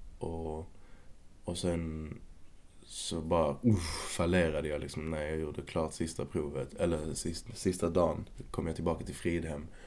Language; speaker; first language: Swedish; early bilingual, other home language; Arabic